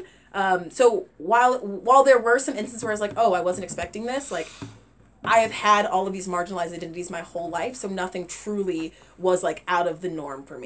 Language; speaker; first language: English; native; English